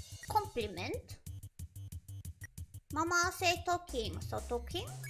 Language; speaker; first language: English; non-native, learner; Japanese